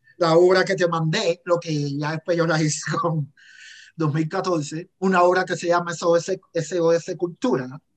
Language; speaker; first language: Spanish; native; Spanish